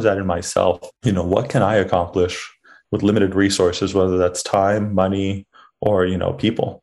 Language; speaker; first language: English; native; English